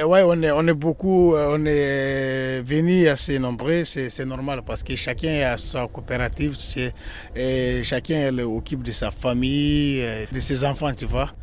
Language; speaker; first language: French; non-native, local second language; Tamasheq